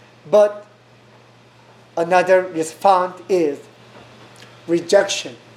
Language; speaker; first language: English; non-native, learner; Korean